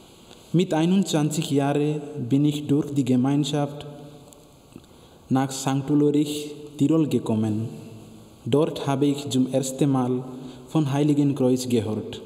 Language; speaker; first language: German; non-native, fluent; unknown